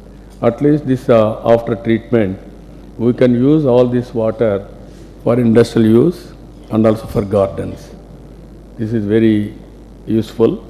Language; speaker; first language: English; non-native, local second language; Telugu